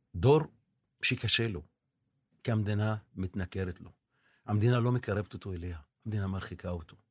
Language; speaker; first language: Hebrew; non-native, local second language; Arabic